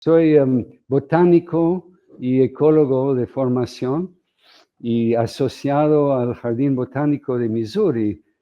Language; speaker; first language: Spanish; non-native, fluent; English